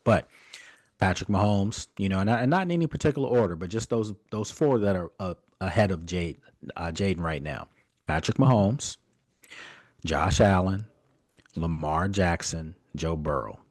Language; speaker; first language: English; native; English